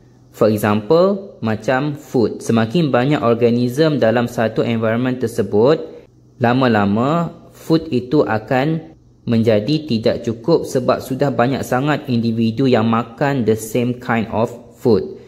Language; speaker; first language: Malay; native; Malay